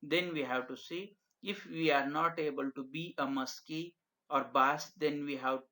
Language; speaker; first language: English; non-native, local second language; Marathi